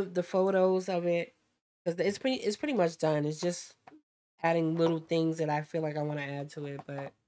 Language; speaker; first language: English; native; English